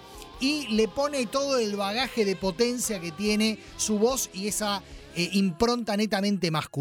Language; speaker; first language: Spanish; native; Spanish